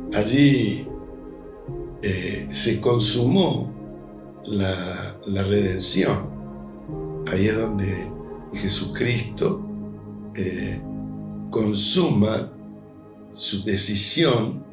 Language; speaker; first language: Spanish; native; Spanish